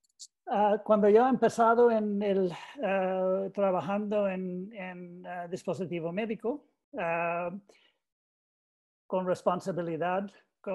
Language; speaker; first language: Spanish; non-native, learner; English